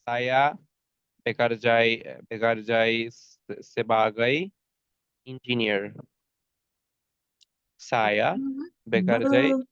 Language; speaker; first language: Indonesian; non-native, learner; Bangla